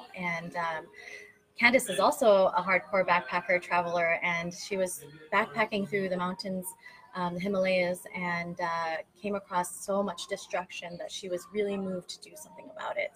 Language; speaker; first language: English; native; English